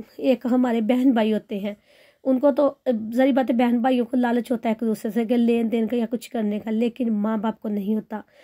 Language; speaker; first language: Urdu; non-native, local second language; Punjabi